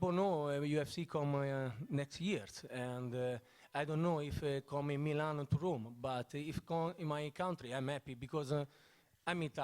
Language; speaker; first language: English; non-native, learner; Italian